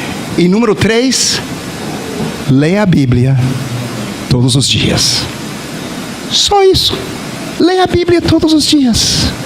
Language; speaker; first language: Portuguese; non-native, fluent; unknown